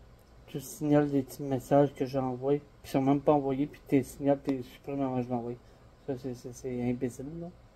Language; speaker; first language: French; native; French